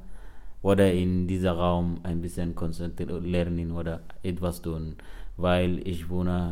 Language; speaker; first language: German; non-native, learner; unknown